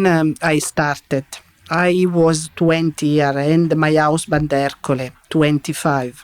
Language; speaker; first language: English; non-native, learner; Italian